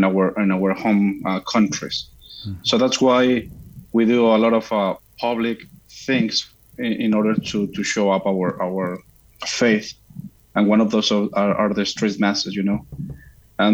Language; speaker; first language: English; non-native, fluent; Spanish